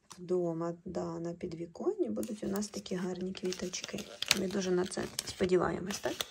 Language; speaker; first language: Ukrainian; non-native, local second language; Russian